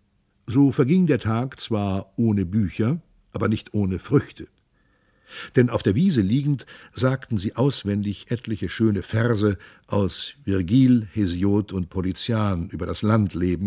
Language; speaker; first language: German; native; German